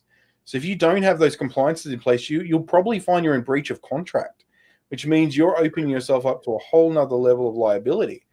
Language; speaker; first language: English; native; English